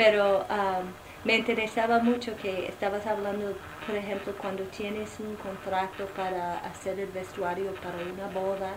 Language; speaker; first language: Spanish; non-native, fluent; English